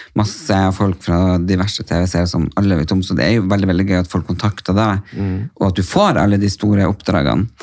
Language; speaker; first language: Norwegian; native; Norwegian